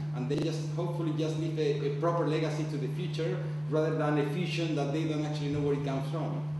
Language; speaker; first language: English; non-native, fluent; Spanish